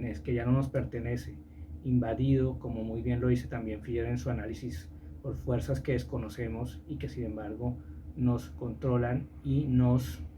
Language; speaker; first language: Spanish; native; Spanish